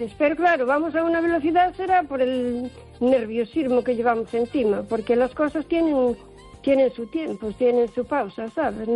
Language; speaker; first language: Spanish; native; Spanish